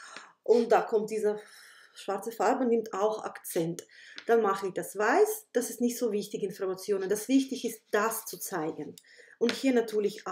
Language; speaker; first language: German; non-native, fluent; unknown